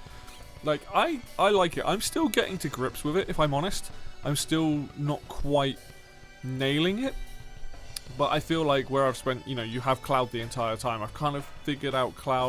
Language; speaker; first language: English; native; English